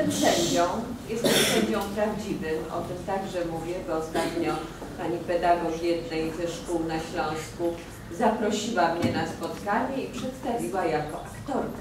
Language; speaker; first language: Polish; native; Polish